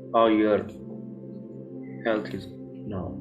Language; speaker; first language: English; non-native, fluent; Hindi